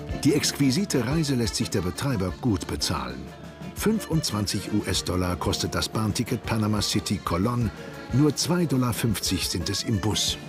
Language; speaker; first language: German; native; German